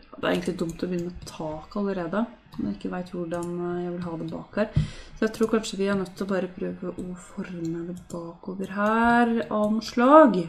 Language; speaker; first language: Norwegian; native; Norwegian